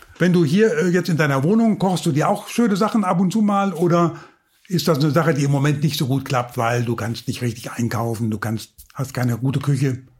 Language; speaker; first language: German; native; German